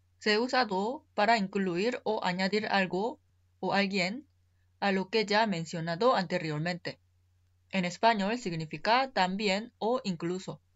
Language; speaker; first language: Spanish; non-native, fluent; Korean